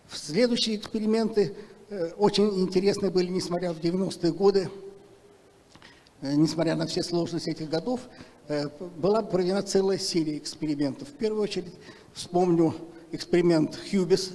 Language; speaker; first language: Russian; native; Russian